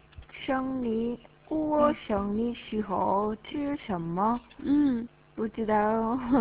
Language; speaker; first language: Chinese; non-native, learner; Korean